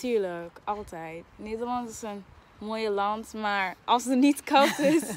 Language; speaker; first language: Dutch; early bilingual, other home language; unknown